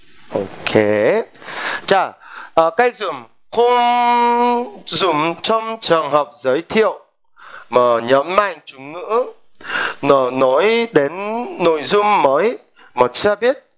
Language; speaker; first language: Vietnamese; non-native, fluent; Korean